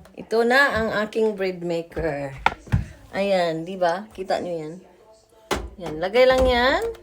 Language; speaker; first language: Filipino; non-native, local second language; Cebuano